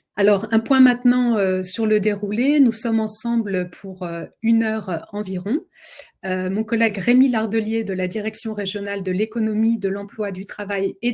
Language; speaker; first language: French; native; French